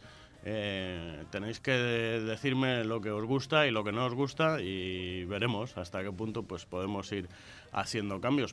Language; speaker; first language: Spanish; native; Spanish